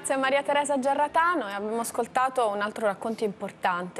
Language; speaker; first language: Italian; native; Italian